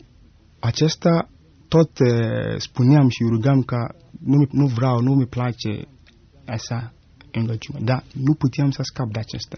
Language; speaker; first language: Romanian; non-native, fluent; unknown